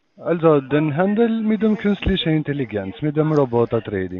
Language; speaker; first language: German; non-native, learner; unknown